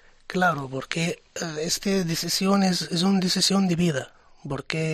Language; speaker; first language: Spanish; non-native, fluent; Arabic